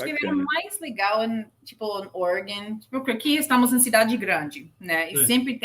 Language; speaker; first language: Portuguese; non-native, learner; English